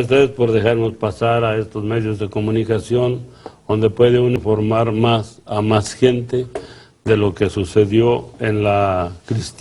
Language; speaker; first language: Spanish; native; Spanish